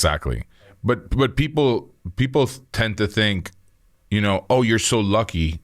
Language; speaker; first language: English; native; English